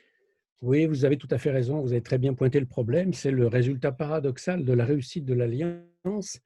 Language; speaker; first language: French; native; French